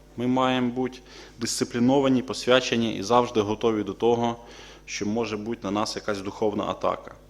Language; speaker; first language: Ukrainian; native; Ukrainian